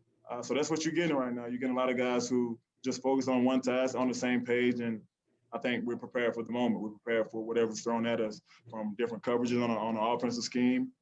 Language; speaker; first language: English; native; English